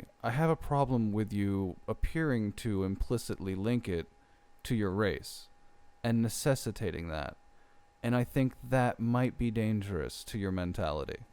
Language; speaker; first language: English; native; English